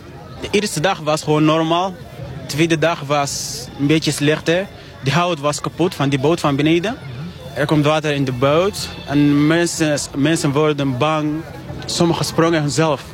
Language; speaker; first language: Dutch; non-native, fluent; Arabic